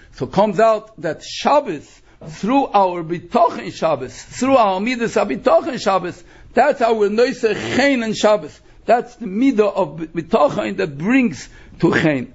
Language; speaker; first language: English; native; English